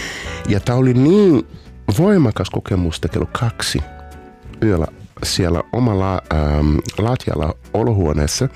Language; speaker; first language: Finnish; non-native, learner; Portuguese